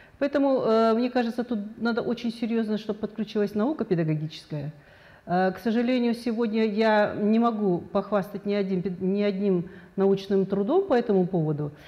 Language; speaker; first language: Russian; non-native, local second language; Kazakh